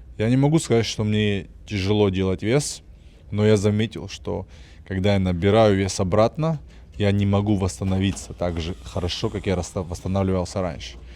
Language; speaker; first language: Russian; non-native, fluent; Georgian